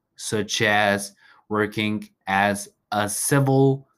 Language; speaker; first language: English; non-native, fluent; Japanese